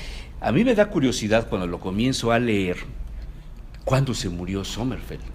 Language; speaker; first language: Spanish; native; Spanish